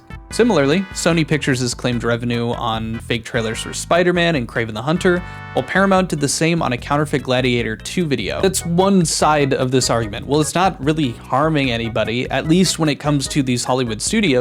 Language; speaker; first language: English; native; English